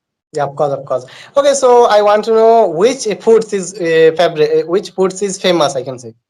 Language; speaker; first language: English; non-native, learner; Bangla